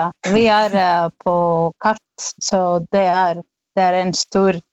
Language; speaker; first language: Norwegian; non-native, learner; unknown